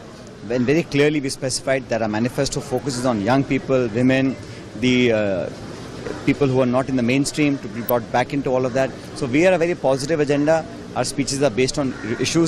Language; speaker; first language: English; non-native, local second language; Hindi